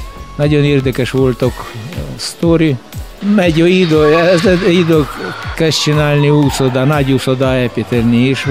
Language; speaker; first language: Hungarian; non-native, learner; Russian